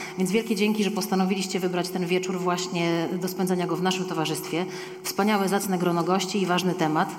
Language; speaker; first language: Polish; native; Polish